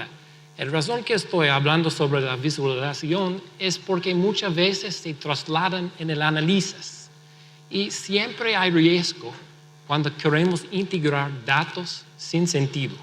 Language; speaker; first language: Spanish; non-native, fluent; English